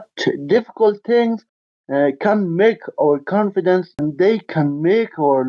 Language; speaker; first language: English; non-native, learner; Persian